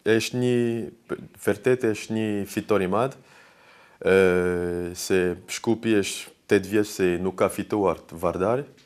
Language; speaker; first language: Albanian; non-native, learner; French